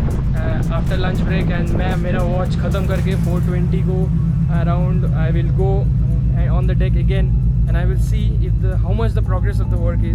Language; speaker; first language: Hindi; native; Hindi